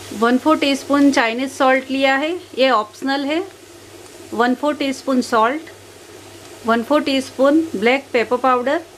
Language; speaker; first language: Hindi; native; Hindi